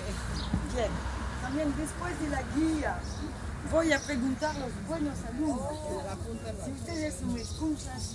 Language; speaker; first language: Spanish; non-native, learner; Greek